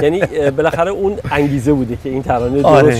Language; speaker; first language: Persian; native; Persian